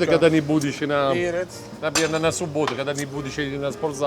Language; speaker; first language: Russian; non-native, learner; Italian